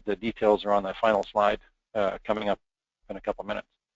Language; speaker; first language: English; native; English